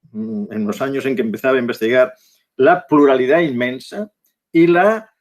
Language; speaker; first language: Spanish; native; Spanish